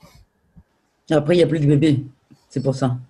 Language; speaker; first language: French; native; French